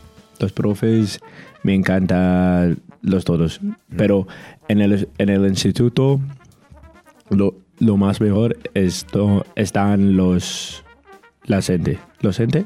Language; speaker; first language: Spanish; non-native, learner; English